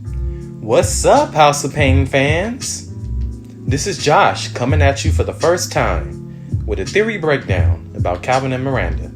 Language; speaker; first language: English; native; English